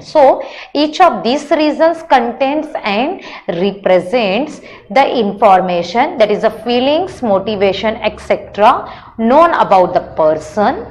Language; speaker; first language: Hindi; native; Hindi